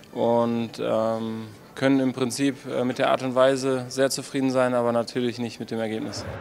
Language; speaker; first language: German; native; German